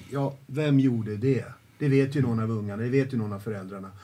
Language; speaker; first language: Swedish; native; Swedish